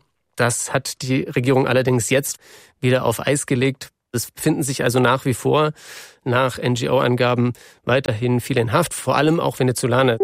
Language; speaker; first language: German; native; German